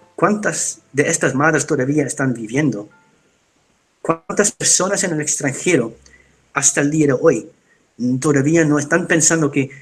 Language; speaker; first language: Spanish; non-native, fluent; Dutch